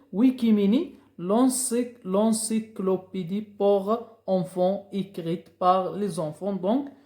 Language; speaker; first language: French; non-native, local second language; Arabic